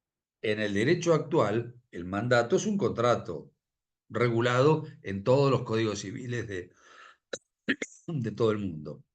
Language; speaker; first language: Spanish; native; Spanish